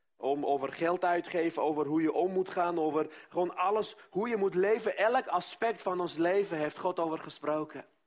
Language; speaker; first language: Dutch; non-native, fluent; Armenian